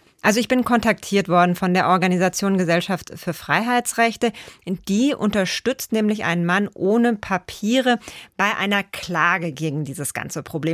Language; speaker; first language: German; native; German